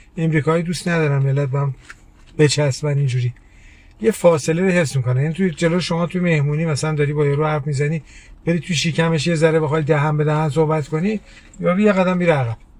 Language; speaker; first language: Persian; early bilingual, heritage; Persian